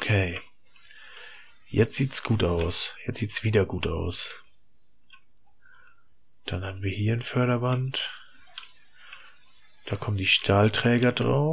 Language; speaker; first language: German; native; German